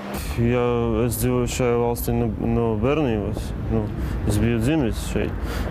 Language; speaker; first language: Latvian; non-native, local second language; Russian